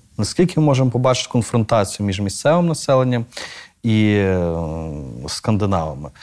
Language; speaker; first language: Ukrainian; native; Ukrainian